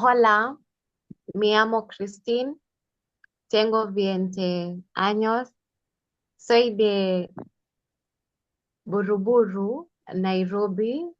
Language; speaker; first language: Spanish; non-native, learner; Swahili